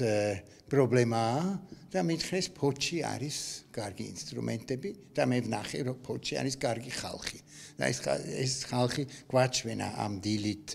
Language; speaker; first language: Georgian; non-native, learner; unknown